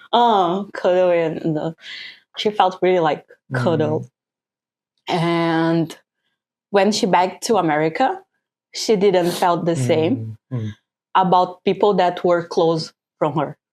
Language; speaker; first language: English; non-native, fluent; Portuguese